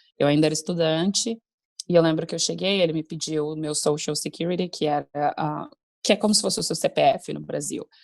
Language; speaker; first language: Portuguese; native; Portuguese